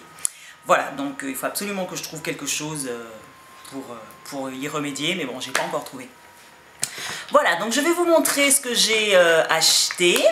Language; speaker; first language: French; native; French